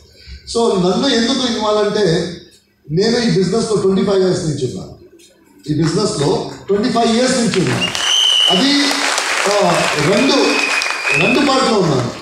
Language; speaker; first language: Telugu; non-native, fluent; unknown